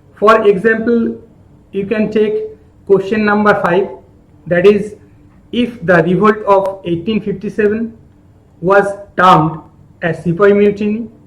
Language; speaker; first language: English; non-native, local second language; Bangla